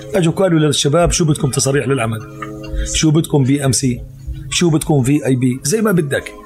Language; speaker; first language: Arabic; native; Arabic